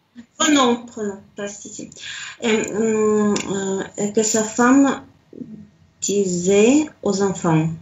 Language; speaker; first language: French; non-native, learner; Russian